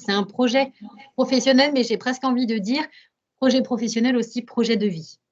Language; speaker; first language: French; native; French